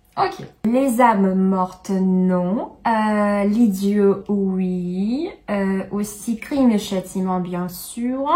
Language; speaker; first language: French; non-native, fluent; Russian